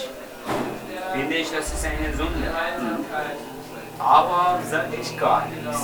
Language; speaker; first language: German; non-native, learner; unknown